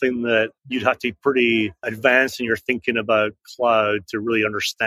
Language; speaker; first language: English; native; English